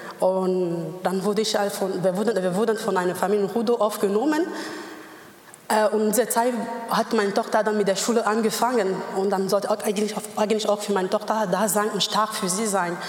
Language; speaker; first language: German; non-native, learner; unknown